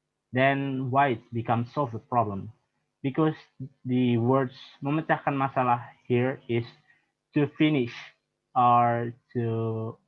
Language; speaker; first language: English; non-native, learner; Indonesian